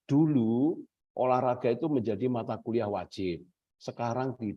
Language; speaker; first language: Indonesian; native; Indonesian